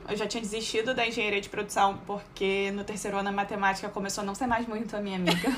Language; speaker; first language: Portuguese; native; Portuguese